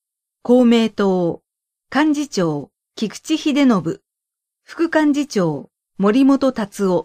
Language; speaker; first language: Japanese; native; Japanese